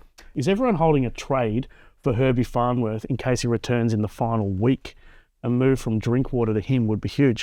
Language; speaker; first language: English; native; English